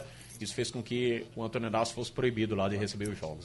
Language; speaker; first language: Portuguese; native; Portuguese